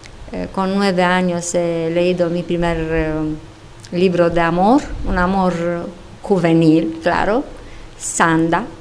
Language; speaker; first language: Spanish; non-native, fluent; Romanian